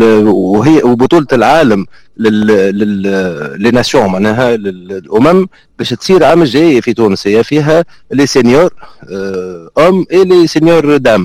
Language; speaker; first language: Arabic; native; Arabic